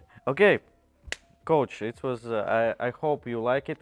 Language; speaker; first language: English; non-native, learner; Latvian